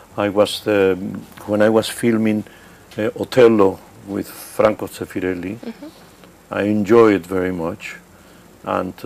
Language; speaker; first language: English; non-native, fluent; Spanish